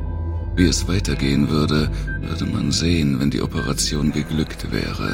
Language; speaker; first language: German; native; German